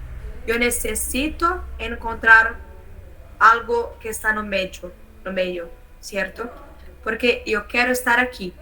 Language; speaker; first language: Spanish; non-native, learner; Portuguese